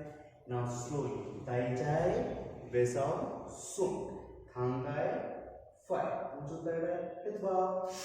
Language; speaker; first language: Vietnamese; non-native, learner; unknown